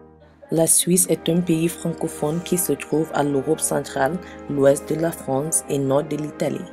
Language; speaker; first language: French; non-native, learner; English